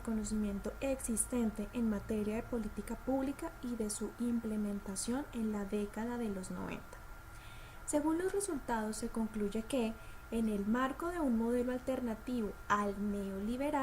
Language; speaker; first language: Spanish; native; Spanish